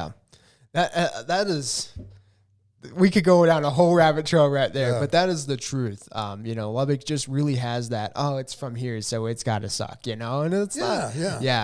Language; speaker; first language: English; native; English